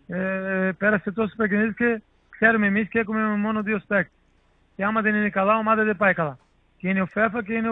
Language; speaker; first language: Greek; non-native, learner; Portuguese